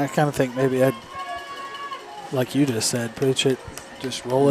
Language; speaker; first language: English; native; English